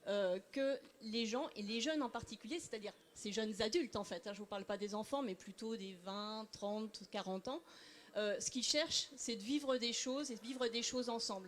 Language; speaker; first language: French; native; French